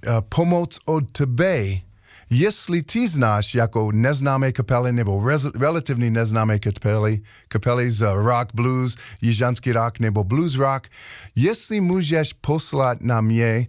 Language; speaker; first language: Czech; non-native, learner; English